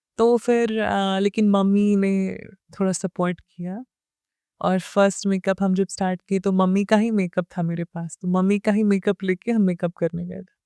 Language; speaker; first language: Hindi; early bilingual, heritage; Hindi